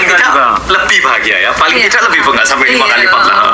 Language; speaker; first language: Indonesian; non-native, fluent; Korean